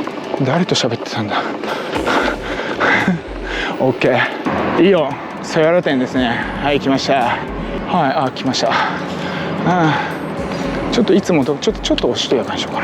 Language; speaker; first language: Japanese; native; Japanese